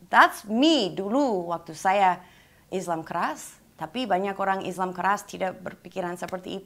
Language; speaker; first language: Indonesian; non-native, fluent; English